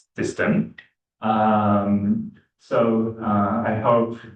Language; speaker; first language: English; non-native, fluent; Japanese